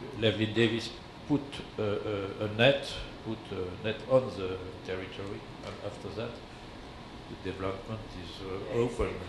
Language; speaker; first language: English; non-native, learner; French